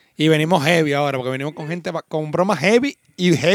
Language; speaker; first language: Spanish; native; Spanish